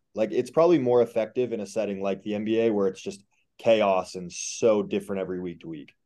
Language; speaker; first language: English; native; English